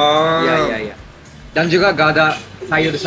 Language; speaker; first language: Indonesian; non-native, fluent; Japanese